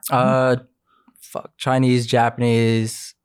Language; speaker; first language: English; early bilingual, other home language; Filipino